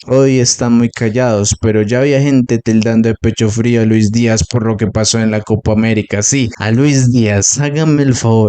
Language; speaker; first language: Spanish; native; Spanish